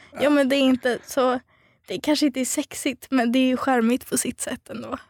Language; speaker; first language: Swedish; native; Swedish